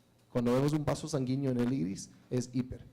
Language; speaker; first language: Spanish; native; Spanish